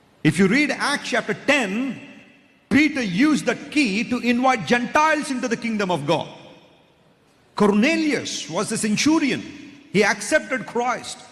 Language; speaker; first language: English; non-native, local second language; Telugu